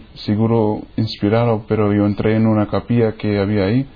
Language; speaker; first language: Spanish; non-native, fluent; English